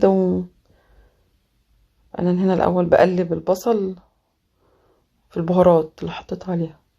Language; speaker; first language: Arabic; native; Arabic